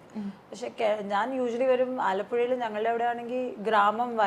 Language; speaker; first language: Malayalam; non-native, local second language; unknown